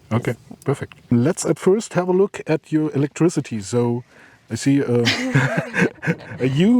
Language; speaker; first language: English; non-native, fluent; German